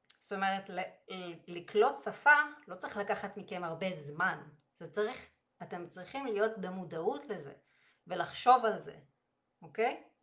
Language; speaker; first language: Hebrew; native; Hebrew